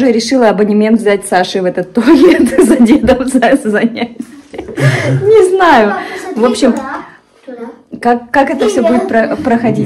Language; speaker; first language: Russian; native; Russian